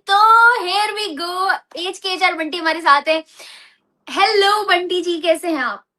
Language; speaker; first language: Urdu; native; Urdu